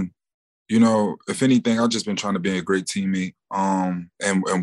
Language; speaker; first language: English; native; English